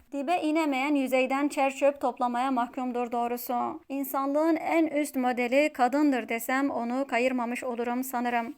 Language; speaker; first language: Turkish; native; Turkish